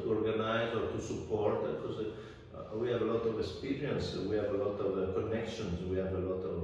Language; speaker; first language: English; non-native, fluent; Italian